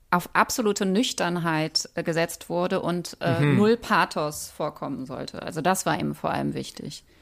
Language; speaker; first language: German; native; German